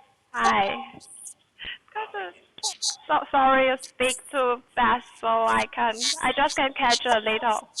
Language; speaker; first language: English; non-native, learner; Chinese